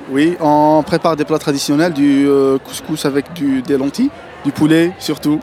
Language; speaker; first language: French; non-native, local second language; Kabyle